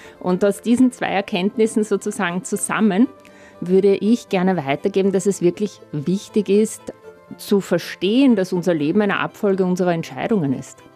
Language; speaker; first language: German; early bilingual, other home language; Russian